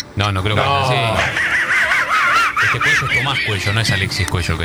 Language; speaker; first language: Spanish; native; Spanish